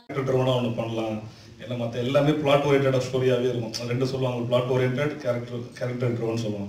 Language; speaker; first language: Tamil; native; Tamil